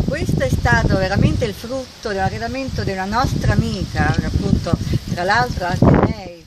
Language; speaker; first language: Italian; native; Italian